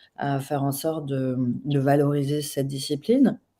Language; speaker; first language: French; non-native, learner; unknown